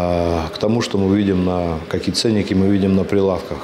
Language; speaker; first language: Russian; native; Russian